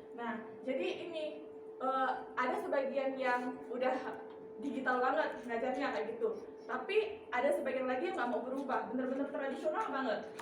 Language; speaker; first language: Indonesian; non-native, local second language; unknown